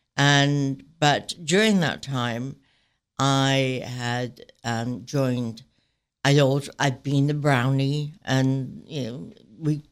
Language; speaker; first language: English; native; English